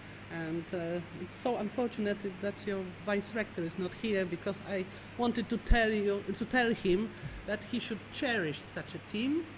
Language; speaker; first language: English; non-native, fluent; Polish